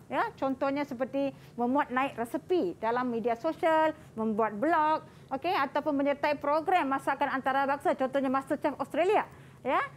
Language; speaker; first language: Malay; non-native, local second language; Tamil